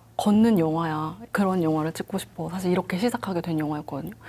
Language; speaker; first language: Korean; native; Korean